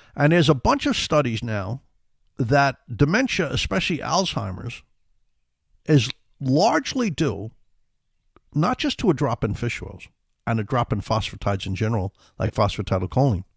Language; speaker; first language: English; native; English